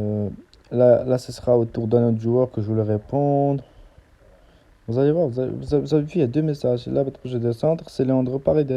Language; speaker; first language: French; native; French